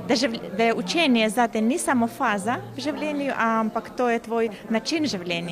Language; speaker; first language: Slovenian; non-native, fluent; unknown